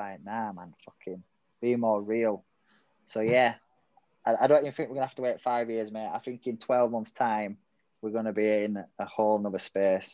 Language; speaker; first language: English; native; English